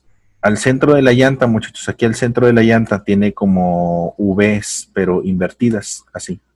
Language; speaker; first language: Spanish; native; Spanish